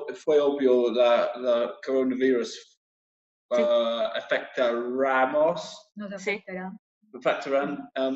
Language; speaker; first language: Spanish; non-native, learner; English